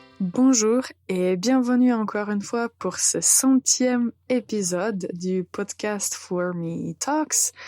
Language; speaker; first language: French; non-native, fluent; Serbian